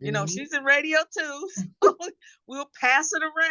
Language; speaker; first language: English; native; English